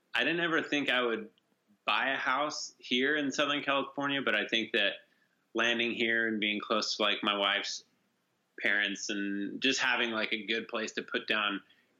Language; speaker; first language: English; native; English